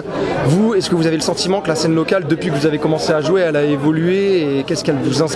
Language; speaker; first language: French; native; French